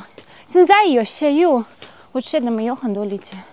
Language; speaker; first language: Chinese; non-native, learner; Ukrainian